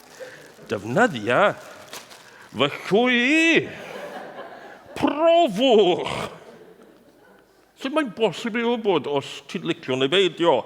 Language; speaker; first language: Welsh; non-native, fluent; English